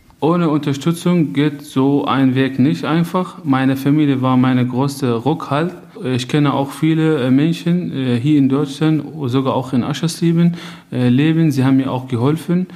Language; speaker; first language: German; non-native, fluent; Arabic